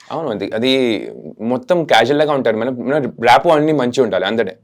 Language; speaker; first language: Telugu; non-native, local second language; Hindi